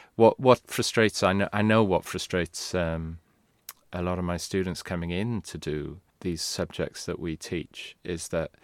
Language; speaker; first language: English; non-native, local second language; Welsh